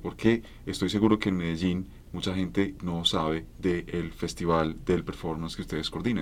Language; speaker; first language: Spanish; native; Spanish